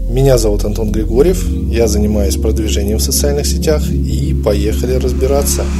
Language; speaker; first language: Russian; native; Russian